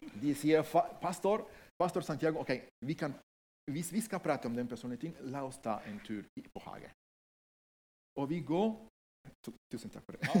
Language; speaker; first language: Norwegian; non-native, fluent; Spanish